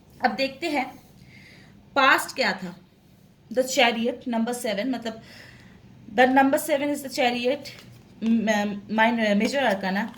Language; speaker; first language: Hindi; non-native, local second language; Bangla